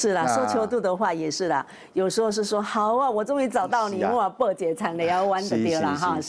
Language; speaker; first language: Chinese; native; Chinese